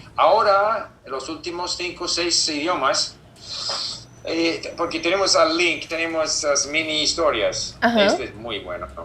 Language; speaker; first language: Spanish; non-native, fluent; English